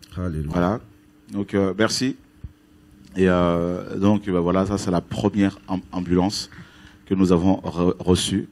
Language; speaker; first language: French; native; French